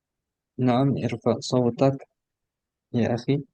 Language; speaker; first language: Arabic; non-native, fluent; Indonesian